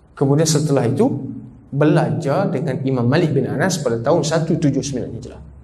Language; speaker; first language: Malay; native; Malay